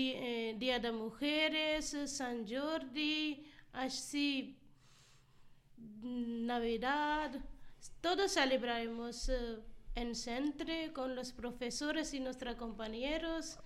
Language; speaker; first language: Spanish; non-native, learner; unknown